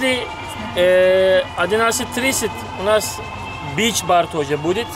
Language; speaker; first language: Russian; non-native, learner; Turkish